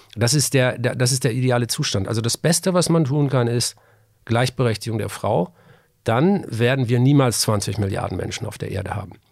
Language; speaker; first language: German; native; German